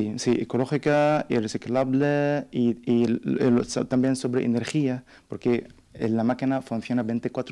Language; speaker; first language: Spanish; non-native, learner; Arabic